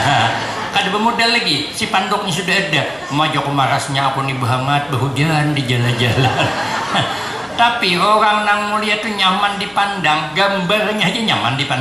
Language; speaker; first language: Indonesian; non-native, local second language; Banjar